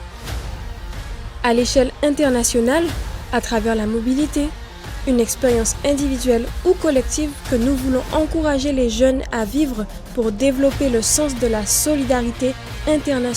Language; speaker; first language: French; native; French